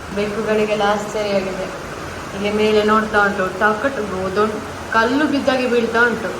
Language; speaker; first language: Kannada; native; Kannada